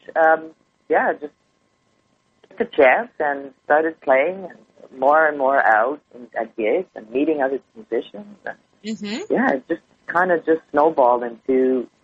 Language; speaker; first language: English; native; English